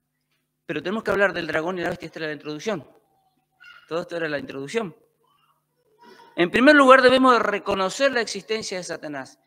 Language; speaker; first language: Spanish; native; Spanish